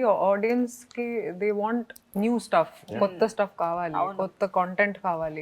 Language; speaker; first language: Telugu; non-native, local second language; Hindi